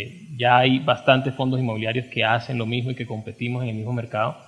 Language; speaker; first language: Spanish; native; Spanish